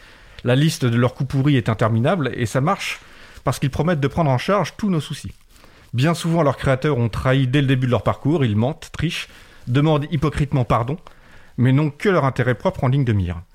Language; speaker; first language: French; native; French